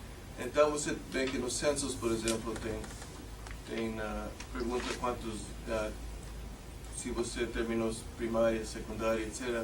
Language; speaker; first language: Portuguese; non-native, fluent; English